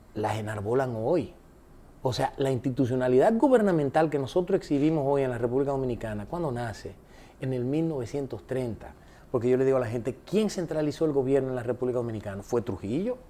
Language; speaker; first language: Spanish; early bilingual, heritage; Spanish